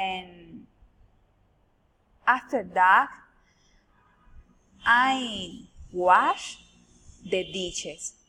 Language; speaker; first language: English; non-native, learner; Spanish